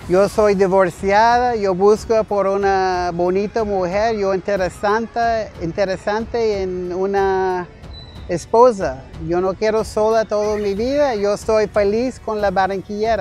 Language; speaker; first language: Spanish; non-native, learner; English